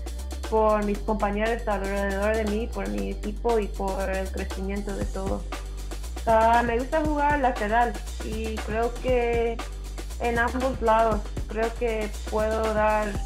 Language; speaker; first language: Spanish; early bilingual, heritage; English